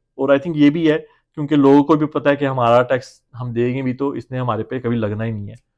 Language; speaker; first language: Urdu; native; Urdu